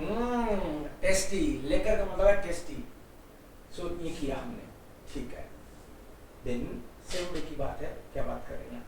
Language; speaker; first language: Hindi; native; Hindi